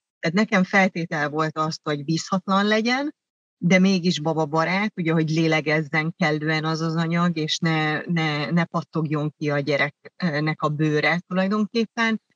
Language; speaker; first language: Hungarian; early bilingual, other home language; German